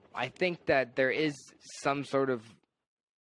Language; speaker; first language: English; native; English